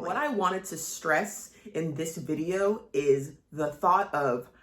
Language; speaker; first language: English; native; English